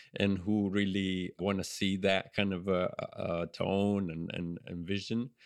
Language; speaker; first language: English; non-native, fluent; Italian